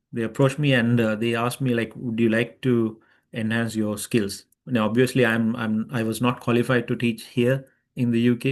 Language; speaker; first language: English; non-native, local second language; Sinhala